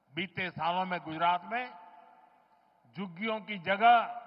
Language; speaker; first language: Hindi; non-native, local second language; Gujarati